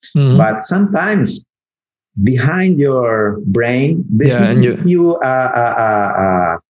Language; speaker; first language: English; non-native, learner; Portuguese